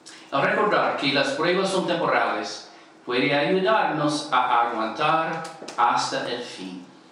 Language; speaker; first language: Spanish; non-native, learner; English